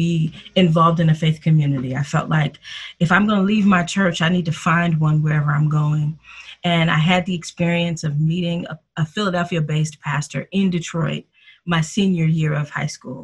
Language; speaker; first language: English; native; English